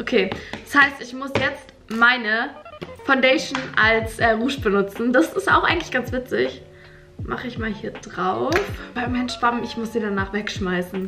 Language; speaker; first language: German; native; German